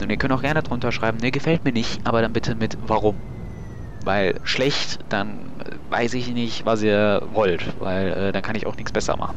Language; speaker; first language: German; native; German